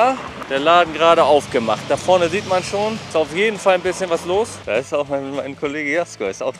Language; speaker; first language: German; native; German